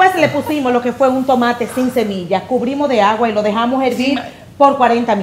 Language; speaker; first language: Spanish; native; Spanish